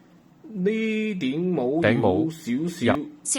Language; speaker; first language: Cantonese; non-native, learner; Chinese